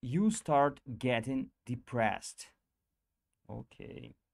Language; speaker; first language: English; non-native, learner; Russian